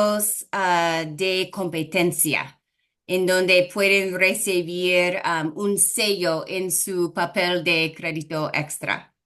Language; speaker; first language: Spanish; non-native, fluent; English